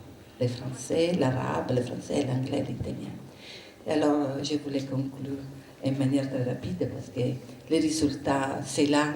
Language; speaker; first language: French; non-native, learner; Italian